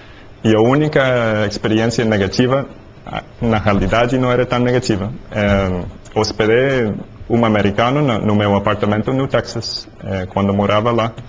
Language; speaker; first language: Portuguese; non-native, learner; English